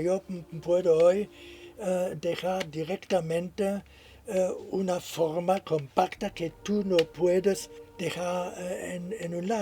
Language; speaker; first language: Spanish; non-native, fluent; German